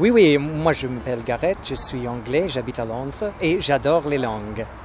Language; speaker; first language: French; non-native, fluent; English